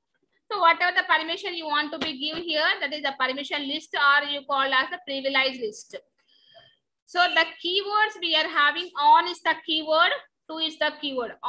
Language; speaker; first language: English; non-native, local second language; Telugu